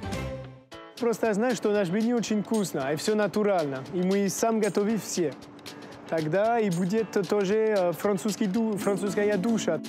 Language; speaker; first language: Russian; non-native, learner; French